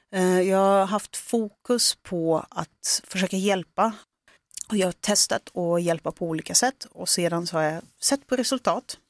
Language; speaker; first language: Swedish; early bilingual, other home language; Russian